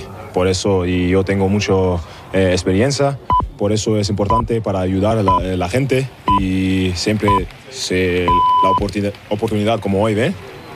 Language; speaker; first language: Spanish; non-native, learner; German